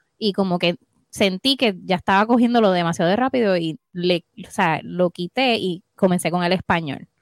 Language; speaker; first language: Spanish; native; Spanish